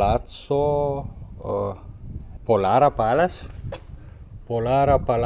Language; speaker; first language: Italian; non-native, learner; Lithuanian